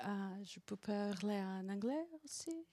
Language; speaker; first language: French; non-native, learner; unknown